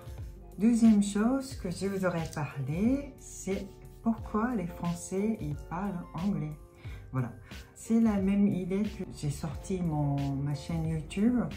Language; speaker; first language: French; non-native, fluent; Japanese